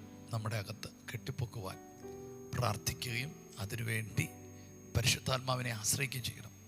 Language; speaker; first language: Malayalam; native; Malayalam